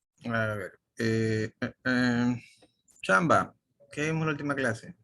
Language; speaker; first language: Spanish; native; Spanish